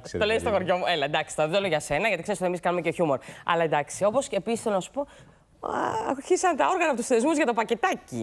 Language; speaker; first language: Greek; native; Greek